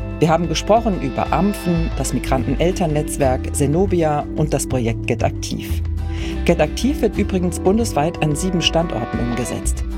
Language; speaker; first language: German; native; German